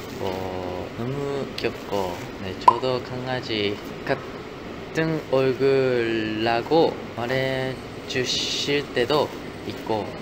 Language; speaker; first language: Korean; non-native, fluent; Japanese